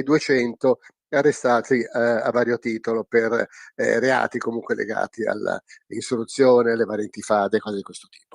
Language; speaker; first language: Italian; native; Italian